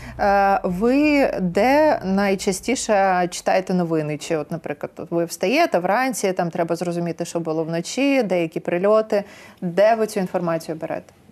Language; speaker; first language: Ukrainian; native; Ukrainian